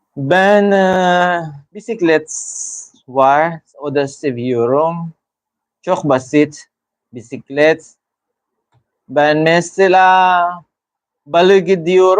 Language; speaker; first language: Turkish; non-native, learner; Filipino